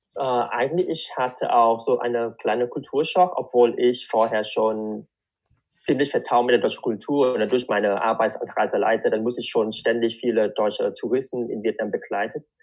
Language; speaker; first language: German; non-native, fluent; Vietnamese